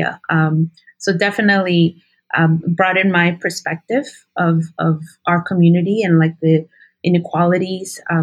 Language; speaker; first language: English; early bilingual, other home language; Spanish